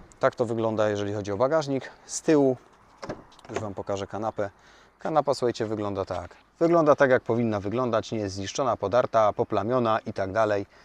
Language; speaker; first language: Polish; native; Polish